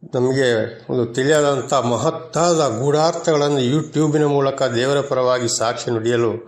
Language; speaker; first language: Kannada; native; Kannada